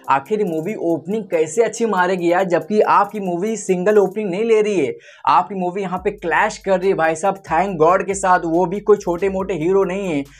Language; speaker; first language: Hindi; native; Hindi